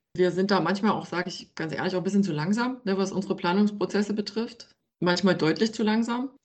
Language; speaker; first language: German; native; German